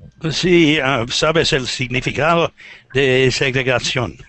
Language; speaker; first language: Spanish; non-native, learner; English